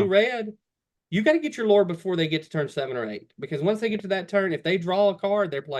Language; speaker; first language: English; native; English